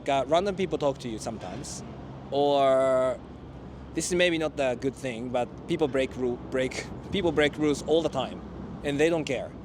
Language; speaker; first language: English; non-native, fluent; Japanese